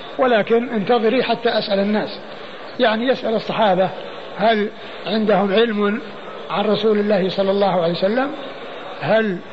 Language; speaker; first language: Arabic; native; Arabic